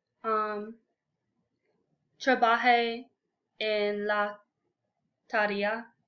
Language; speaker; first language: Spanish; non-native, learner; English